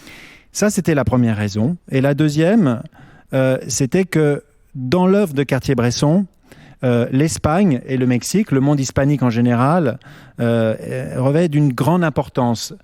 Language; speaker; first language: French; native; French